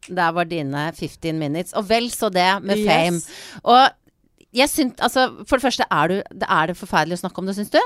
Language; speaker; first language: Norwegian; native; Norwegian